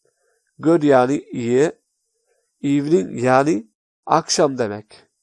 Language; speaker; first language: Turkish; non-native, fluent; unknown